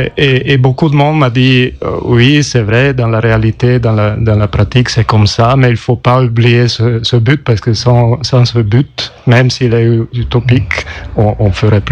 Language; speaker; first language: French; non-native, local second language; German